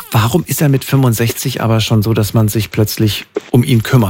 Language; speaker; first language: German; native; German